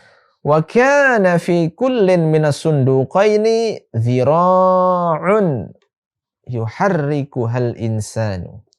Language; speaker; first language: Arabic; non-native, fluent; Indonesian